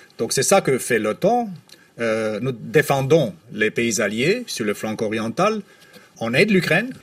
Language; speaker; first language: French; non-native, fluent; Romanian